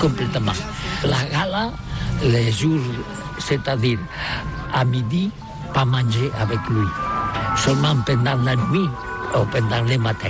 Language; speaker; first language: French; non-native, learner; Catalan